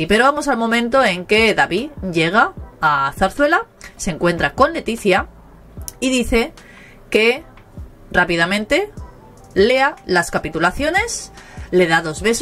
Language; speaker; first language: Spanish; native; Spanish